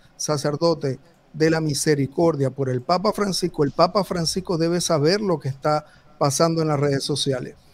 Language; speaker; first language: Spanish; native; Spanish